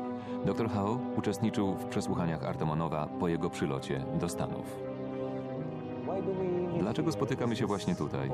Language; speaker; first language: Polish; native; Polish